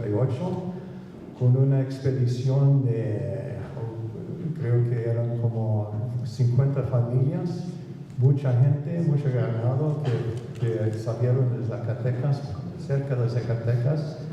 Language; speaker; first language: Spanish; non-native, fluent; English